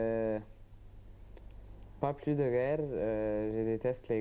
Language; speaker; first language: French; non-native, learner; Arabic